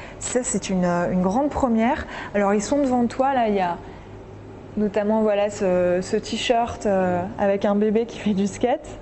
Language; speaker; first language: French; native; French